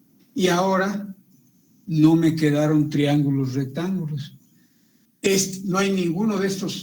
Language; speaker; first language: Spanish; native; Spanish